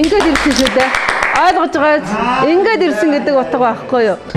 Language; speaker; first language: Mongolian; native; Mongolian